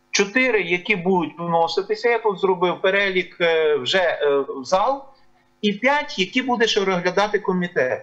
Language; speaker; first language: Ukrainian; native; Ukrainian